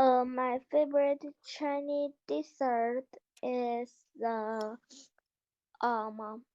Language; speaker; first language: English; non-native, learner; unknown